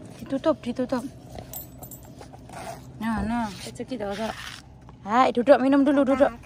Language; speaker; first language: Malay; non-native, local second language; Javanese